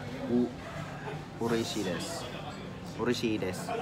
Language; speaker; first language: Japanese; non-native, learner; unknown